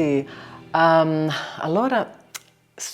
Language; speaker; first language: Italian; non-native, learner; Finnish